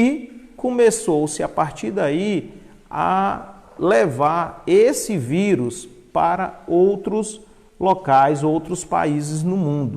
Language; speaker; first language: Portuguese; native; Portuguese